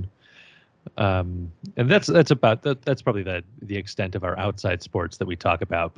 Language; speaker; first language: English; native; English